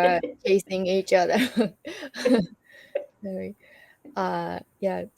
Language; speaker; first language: English; non-native, learner; Japanese